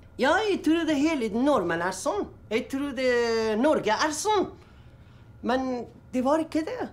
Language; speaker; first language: Norwegian; non-native, fluent; Persian